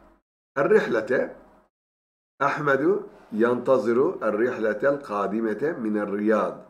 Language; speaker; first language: Arabic; non-native, fluent; Turkish